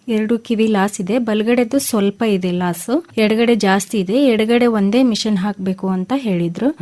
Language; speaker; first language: Kannada; native; Kannada